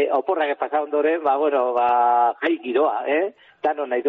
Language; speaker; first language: Basque; native; Basque